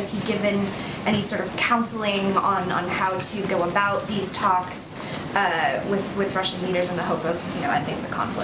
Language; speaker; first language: English; native; English